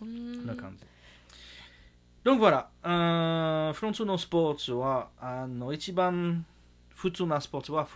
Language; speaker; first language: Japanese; non-native, learner; French